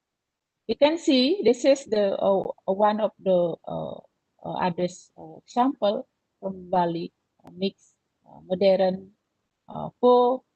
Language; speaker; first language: English; non-native, learner; Indonesian